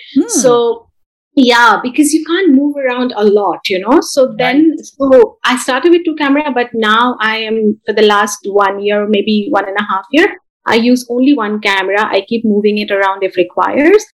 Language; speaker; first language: English; non-native, local second language; Bangla